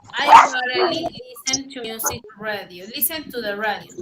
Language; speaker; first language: English; non-native, learner; Spanish